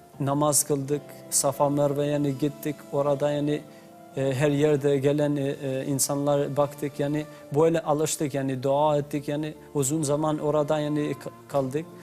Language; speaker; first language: Turkish; non-native, learner; Albanian